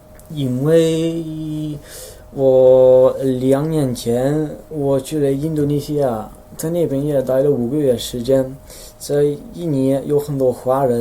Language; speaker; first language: Chinese; non-native, fluent; Dutch